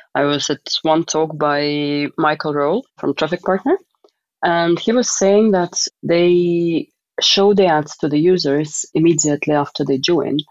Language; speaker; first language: English; non-native, fluent; Russian